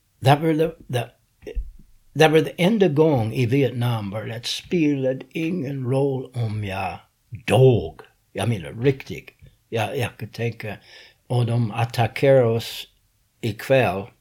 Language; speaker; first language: Swedish; non-native, fluent; English